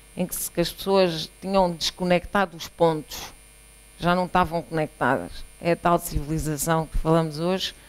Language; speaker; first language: Portuguese; native; Portuguese